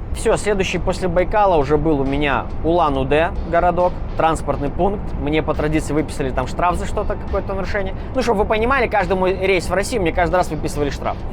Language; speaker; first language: Russian; native; Russian